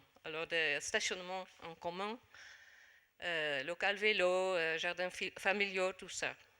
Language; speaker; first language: French; non-native, fluent; Dutch